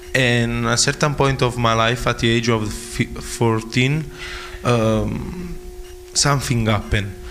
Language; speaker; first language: English; non-native, fluent; Italian